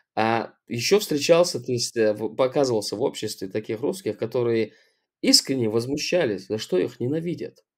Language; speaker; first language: Russian; non-native, local second language; Chechen